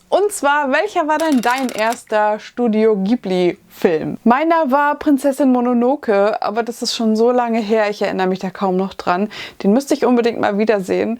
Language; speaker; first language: German; native; German